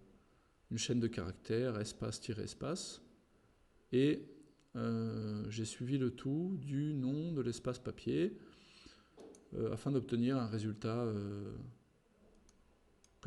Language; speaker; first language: French; native; French